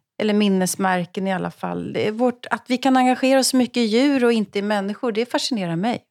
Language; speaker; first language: Swedish; native; Swedish